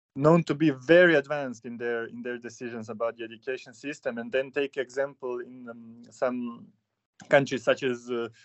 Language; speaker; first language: English; non-native, fluent; Serbian